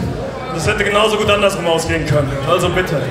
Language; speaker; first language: German; native; German